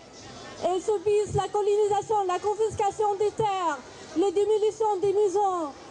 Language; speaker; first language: French; non-native, fluent; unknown